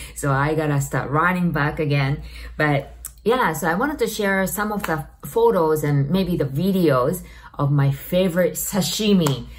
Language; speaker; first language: English; non-native, fluent; Japanese